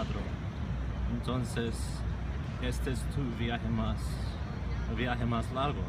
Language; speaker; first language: Spanish; non-native, fluent; English